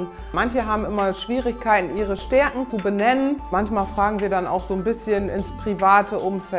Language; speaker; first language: German; native; German